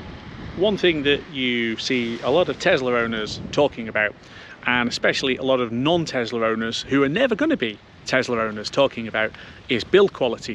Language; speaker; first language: English; native; English